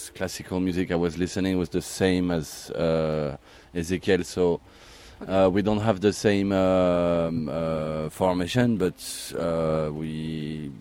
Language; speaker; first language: English; non-native, learner; French